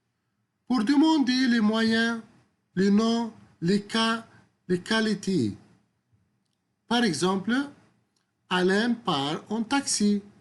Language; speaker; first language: French; non-native, fluent; Arabic